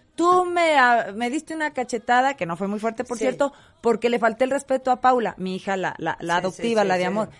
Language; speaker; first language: Spanish; native; Spanish